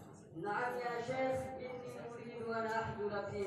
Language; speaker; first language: Arabic; non-native, learner; Urdu